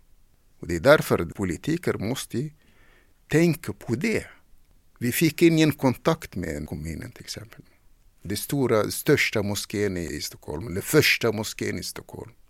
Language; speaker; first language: Swedish; non-native, fluent; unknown